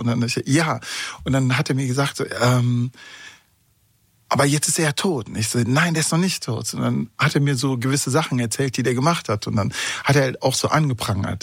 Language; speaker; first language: German; early bilingual, other home language; Kurdish